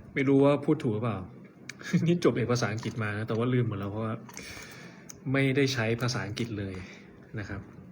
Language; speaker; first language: Thai; native; Thai